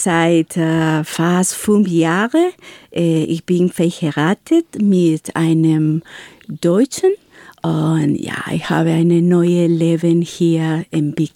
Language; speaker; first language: German; non-native, learner; Spanish